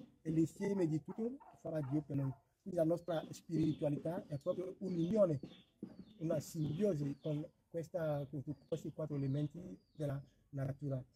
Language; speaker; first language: Italian; non-native, fluent; Ewe